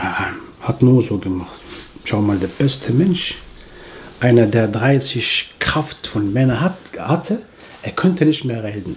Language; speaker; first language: German; non-native, learner; Arabic